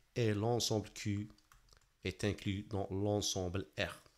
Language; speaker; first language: French; non-native, local second language; Arabic